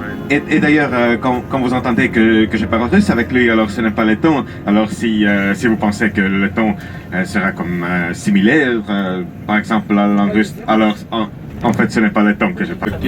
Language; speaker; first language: French; non-native, fluent; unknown